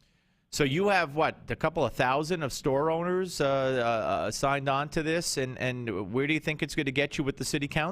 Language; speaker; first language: English; native; English